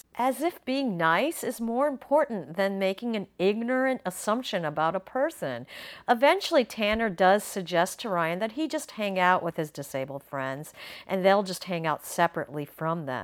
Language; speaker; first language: English; native; English